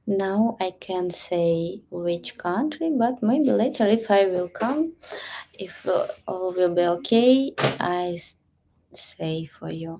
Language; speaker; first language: English; non-native, learner; Russian